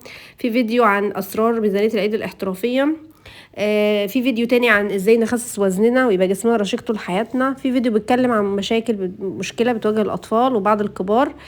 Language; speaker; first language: Arabic; native; Arabic